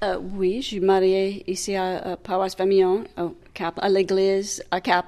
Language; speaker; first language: French; native; French